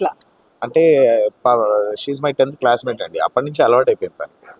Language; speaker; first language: Telugu; native; Telugu